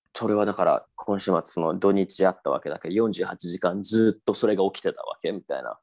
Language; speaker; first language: Japanese; native; Japanese